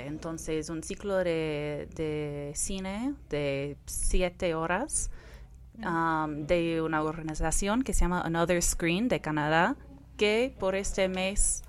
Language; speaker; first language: Spanish; non-native, fluent; English